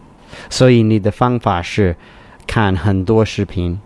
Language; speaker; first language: Chinese; non-native, learner; English